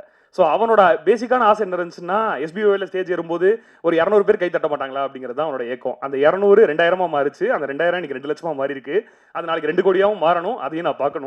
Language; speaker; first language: Tamil; native; Tamil